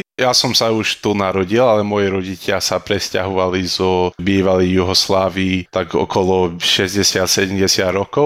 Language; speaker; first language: Slovak; early bilingual, heritage; Slovak